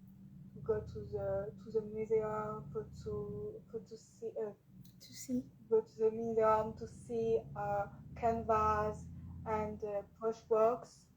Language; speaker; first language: English; non-native, learner; French